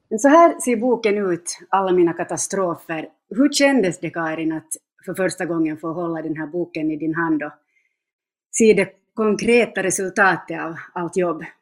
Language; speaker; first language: Swedish; native; Swedish